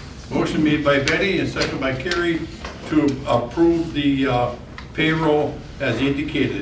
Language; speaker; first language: English; native; English